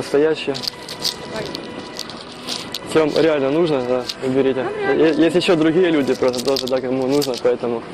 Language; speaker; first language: Russian; native; Russian